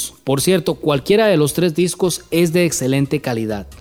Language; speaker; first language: Spanish; native; Spanish